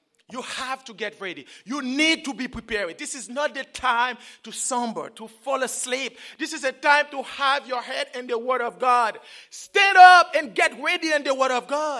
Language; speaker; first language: English; non-native, fluent; Haitian Creole